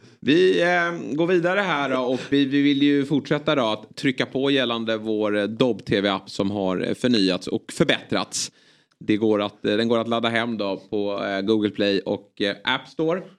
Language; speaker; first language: Swedish; native; Swedish